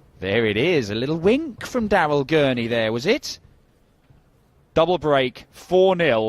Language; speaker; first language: English; native; English